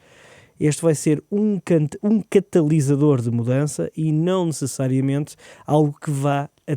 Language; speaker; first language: Portuguese; native; Portuguese